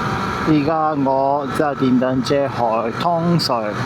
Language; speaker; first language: Chinese; non-native, learner; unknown